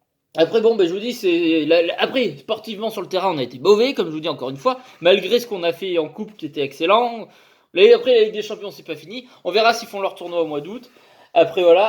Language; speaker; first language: French; native; French